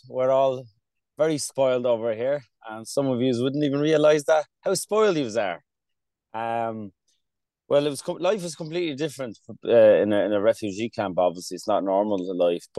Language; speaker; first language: English; early bilingual, other home language; Kurdish